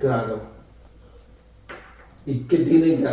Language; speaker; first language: Spanish; non-native, fluent; Chinese